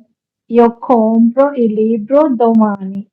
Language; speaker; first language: Italian; non-native, learner; Sinhala